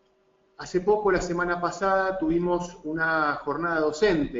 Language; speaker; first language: Spanish; native; Spanish